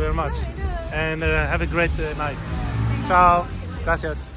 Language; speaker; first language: English; non-native, learner; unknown